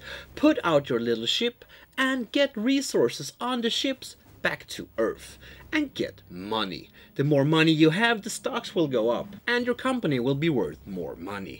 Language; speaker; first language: English; non-native, fluent; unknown